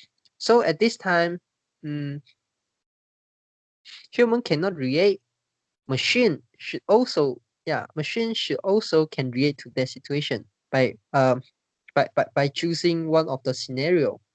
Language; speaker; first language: English; non-native, learner; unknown